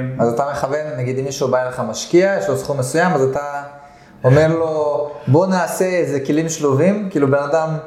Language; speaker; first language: Hebrew; early bilingual, other home language; Russian